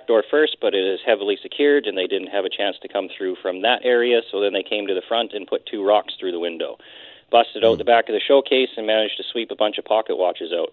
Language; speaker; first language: English; native; English